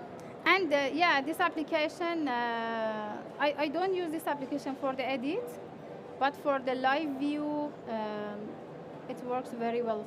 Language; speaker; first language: English; non-native, fluent; Persian